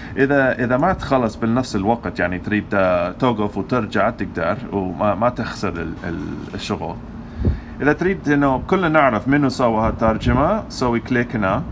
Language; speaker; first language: Arabic; non-native, fluent; English